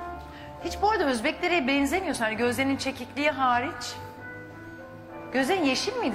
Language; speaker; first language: Turkish; native; Turkish